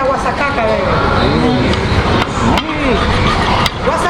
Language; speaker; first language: Spanish; native; Spanish